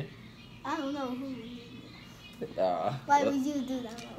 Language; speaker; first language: English; native; English